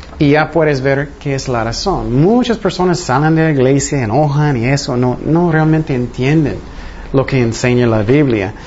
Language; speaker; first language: Spanish; non-native, fluent; English